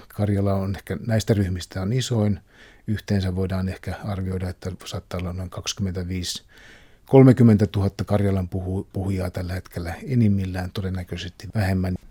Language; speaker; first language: Finnish; native; Finnish